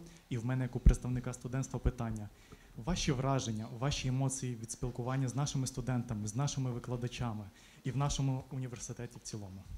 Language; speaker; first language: Ukrainian; native; Ukrainian